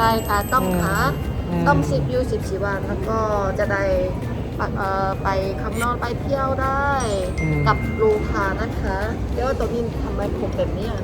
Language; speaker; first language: Thai; non-native, fluent; Korean